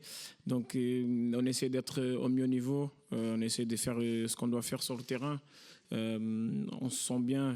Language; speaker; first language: French; non-native, fluent; Portuguese